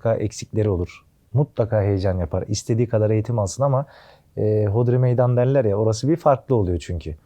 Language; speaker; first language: Turkish; native; Turkish